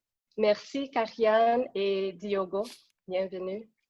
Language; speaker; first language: French; non-native, fluent; Portuguese